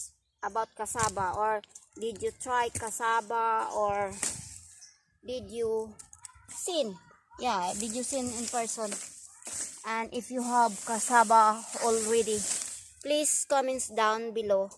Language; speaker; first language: English; non-native, learner; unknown